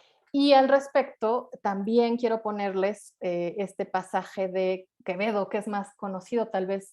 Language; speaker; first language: Spanish; native; Spanish